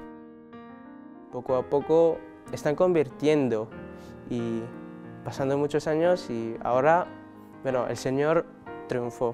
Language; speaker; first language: Spanish; non-native, learner; Cebuano